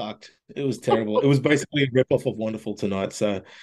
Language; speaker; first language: English; native; English